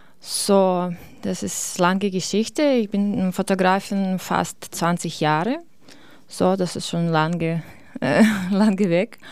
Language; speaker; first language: German; non-native, learner; Ukrainian